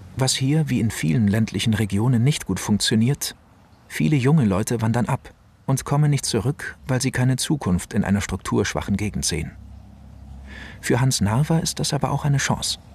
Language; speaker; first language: German; native; German